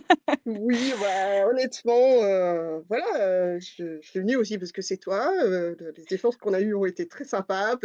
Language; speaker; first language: French; native; French